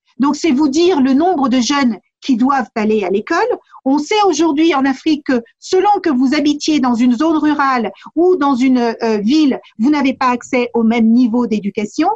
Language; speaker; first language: French; early bilingual, other home language; Kabuverdianu